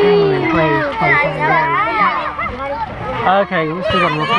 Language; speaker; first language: Chinese; non-native, learner; English